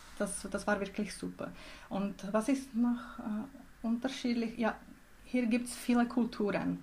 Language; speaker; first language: German; non-native, learner; Czech